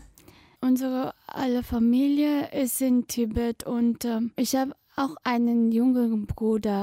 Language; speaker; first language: German; non-native, fluent; Tibetan